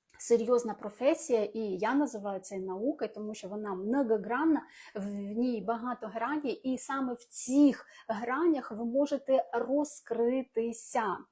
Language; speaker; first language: Ukrainian; non-native, local second language; Russian